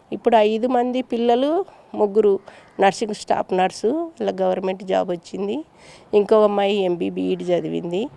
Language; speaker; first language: Telugu; native; Telugu